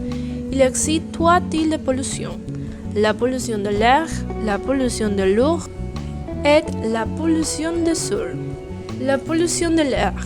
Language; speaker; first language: French; non-native, learner; Spanish